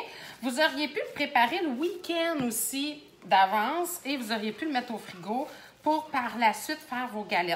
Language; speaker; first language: French; native; French